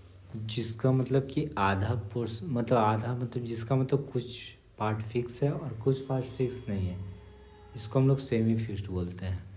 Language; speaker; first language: Hindi; native; Hindi